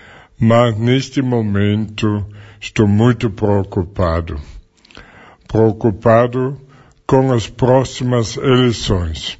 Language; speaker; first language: Portuguese; non-native, fluent; German